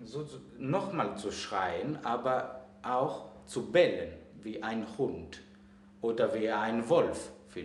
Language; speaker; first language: German; non-native, fluent; Greek